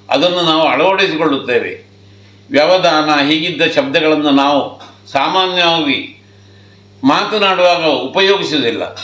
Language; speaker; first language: Kannada; native; Kannada